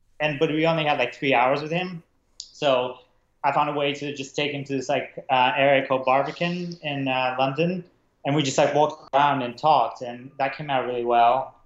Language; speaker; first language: English; non-native, fluent; Russian